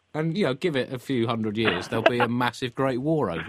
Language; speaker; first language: English; native; English